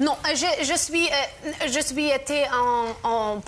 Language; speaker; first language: French; non-native, learner; German